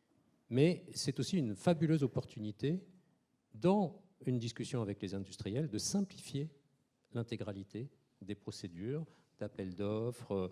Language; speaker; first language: French; native; French